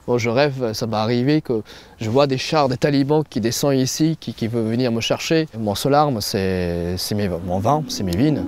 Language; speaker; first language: French; non-native, fluent; Persian